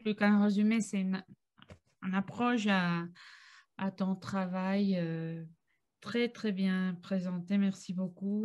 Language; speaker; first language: French; non-native, fluent; Catalan